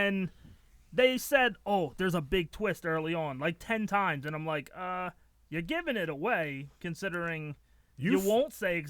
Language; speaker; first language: English; native; English